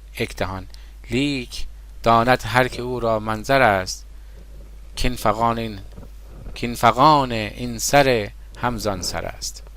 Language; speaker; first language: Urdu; non-native, fluent; Persian